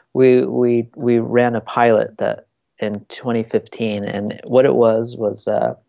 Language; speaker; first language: English; native; English